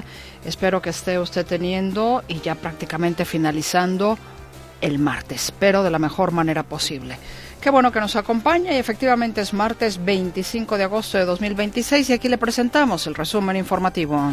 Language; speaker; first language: Spanish; native; Spanish